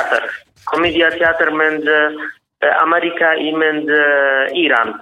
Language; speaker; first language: Polish; non-native, learner; Kurdish